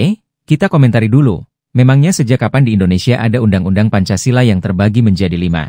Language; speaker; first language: Indonesian; native; Indonesian